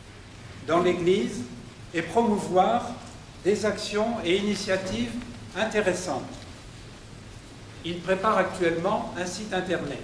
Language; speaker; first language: French; native; French